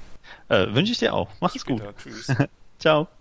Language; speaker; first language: German; native; German